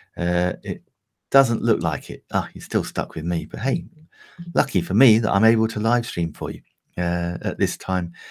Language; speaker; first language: English; native; English